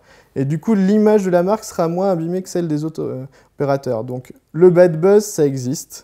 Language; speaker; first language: French; native; French